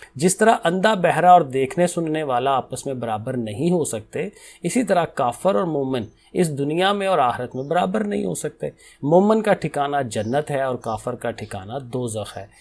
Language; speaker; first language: Urdu; non-native, local second language; Punjabi